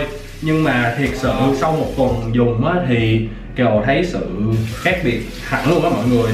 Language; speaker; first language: Vietnamese; early bilingual, heritage; Vietnamese